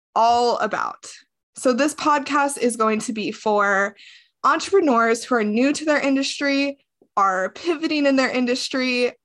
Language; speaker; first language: English; native; English